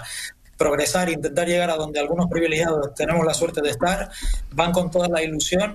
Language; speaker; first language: Spanish; native; Spanish